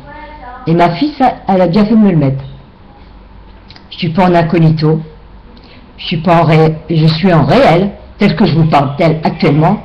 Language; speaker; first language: French; native; French